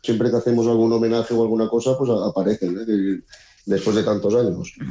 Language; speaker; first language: Spanish; native; Spanish